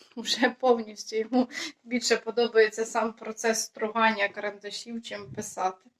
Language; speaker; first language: Ukrainian; non-native, local second language; Russian